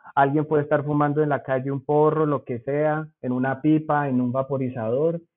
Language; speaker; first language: Spanish; native; Spanish